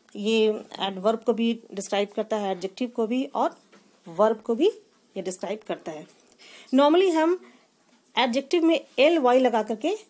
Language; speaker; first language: Hindi; native; Hindi